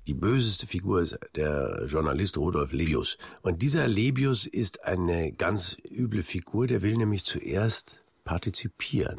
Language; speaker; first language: German; native; German